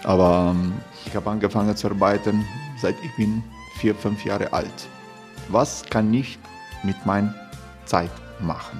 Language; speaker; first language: German; non-native, learner; Croatian